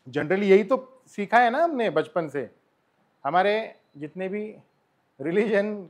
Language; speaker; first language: Hindi; non-native, local second language; Marathi